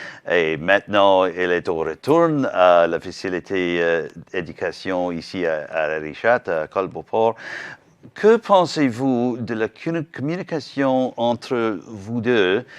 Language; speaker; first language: French; non-native, learner; English